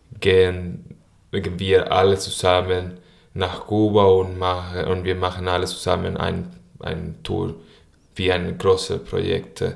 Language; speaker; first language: German; non-native, learner; Spanish